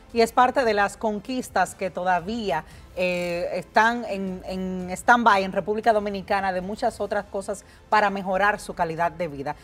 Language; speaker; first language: Spanish; native; Spanish